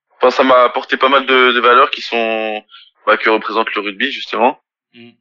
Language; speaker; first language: French; native; French